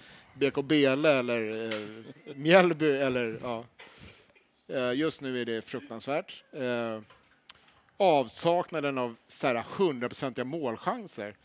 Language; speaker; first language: Swedish; native; Swedish